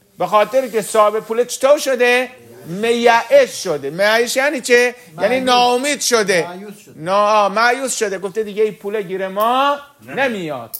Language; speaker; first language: Persian; early bilingual, heritage; Persian